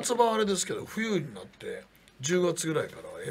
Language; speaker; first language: Japanese; native; Japanese